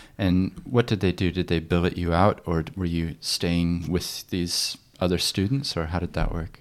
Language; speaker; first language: English; native; English